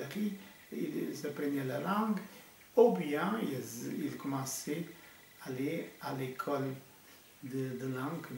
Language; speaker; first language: French; non-native, fluent; Portuguese